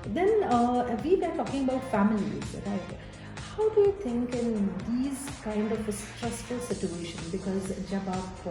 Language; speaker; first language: English; non-native, local second language; Hindi